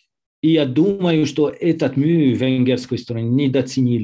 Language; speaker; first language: Russian; non-native, learner; Hungarian